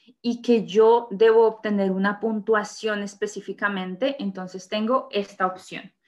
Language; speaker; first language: Spanish; native; Spanish